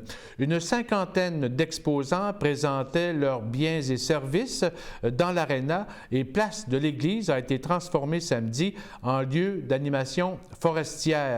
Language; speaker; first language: French; native; French